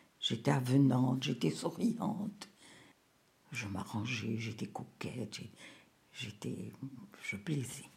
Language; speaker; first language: French; native; French